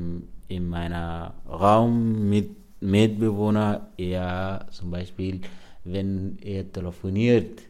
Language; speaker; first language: German; non-native, learner; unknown